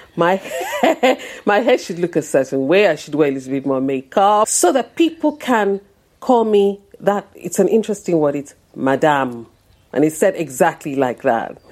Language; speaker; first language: English; non-native, local second language; Yoruba